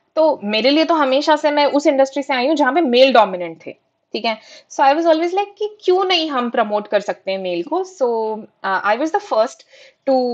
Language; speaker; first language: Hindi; non-native, local second language; Marathi